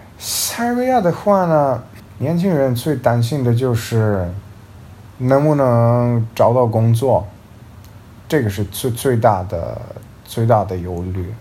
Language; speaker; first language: Chinese; non-native, fluent; Serbian